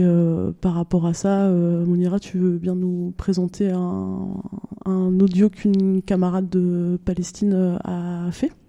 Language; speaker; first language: French; native; French